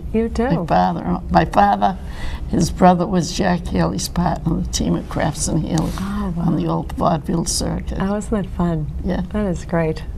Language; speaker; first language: English; native; English